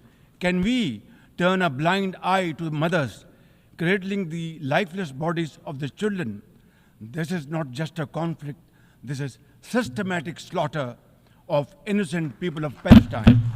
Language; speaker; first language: English; non-native, local second language; Urdu